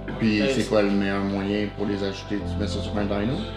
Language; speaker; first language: French; native; French